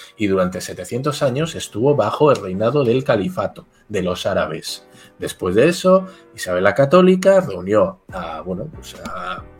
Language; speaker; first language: Spanish; native; Spanish